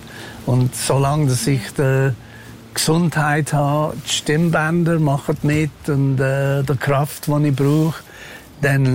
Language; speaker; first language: German; non-native, fluent; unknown